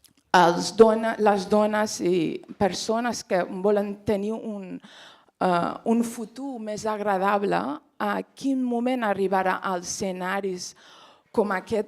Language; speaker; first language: Catalan; non-native, fluent; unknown